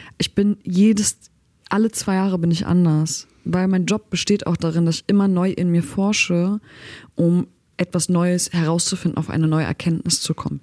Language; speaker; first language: German; early bilingual, other home language; Turkish